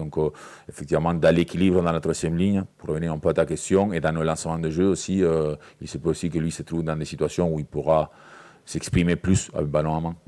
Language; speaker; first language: French; native; French